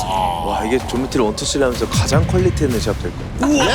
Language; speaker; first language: Korean; native; Korean